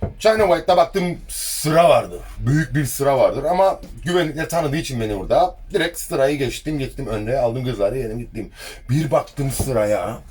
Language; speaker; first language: Turkish; early bilingual, heritage; Turkish